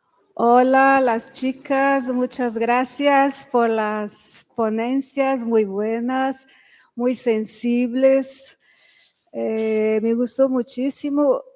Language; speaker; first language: Spanish; non-native, fluent; Portuguese